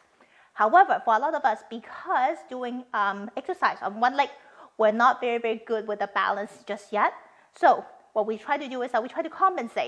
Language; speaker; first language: English; non-native, fluent; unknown